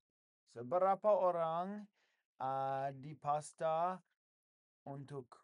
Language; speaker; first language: Indonesian; non-native, learner; English